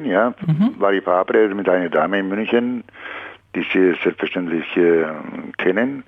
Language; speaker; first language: German; non-native, fluent; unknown